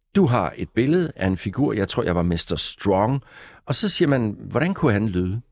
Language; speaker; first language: Danish; native; Danish